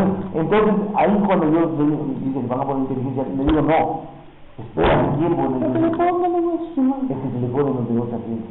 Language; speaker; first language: Spanish; native; Spanish